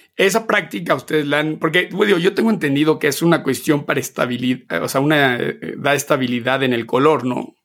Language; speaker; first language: Spanish; native; Spanish